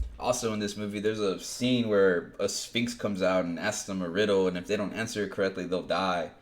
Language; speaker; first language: English; native; English